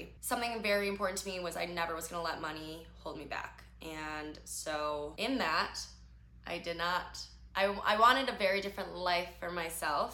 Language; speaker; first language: English; native; English